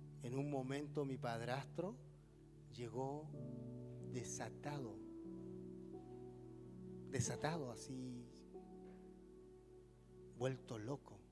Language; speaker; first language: Spanish; native; Spanish